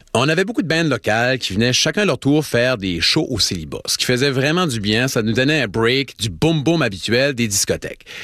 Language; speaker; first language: French; native; French